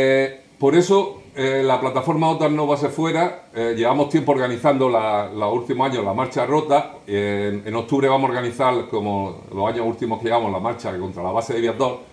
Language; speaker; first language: Spanish; native; Spanish